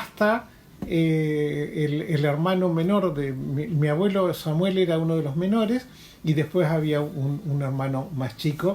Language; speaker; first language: Spanish; native; Spanish